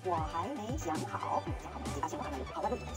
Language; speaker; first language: Chinese; non-native, fluent; Japanese